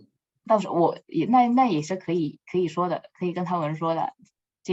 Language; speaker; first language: Chinese; non-native, fluent; Indonesian